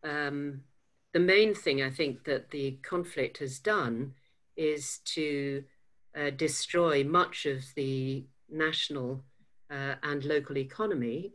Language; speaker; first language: English; native; English